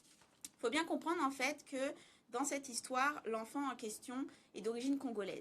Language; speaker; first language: French; native; French